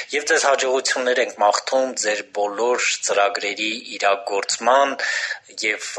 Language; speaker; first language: Armenian; native; Armenian